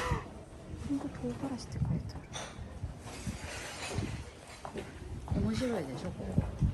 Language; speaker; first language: Japanese; non-native, fluent; Korean